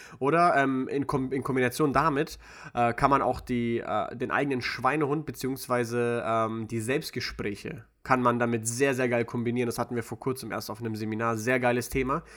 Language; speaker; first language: German; early bilingual, other home language; Russian